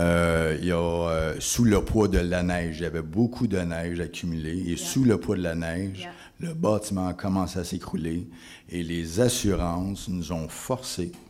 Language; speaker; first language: French; native; French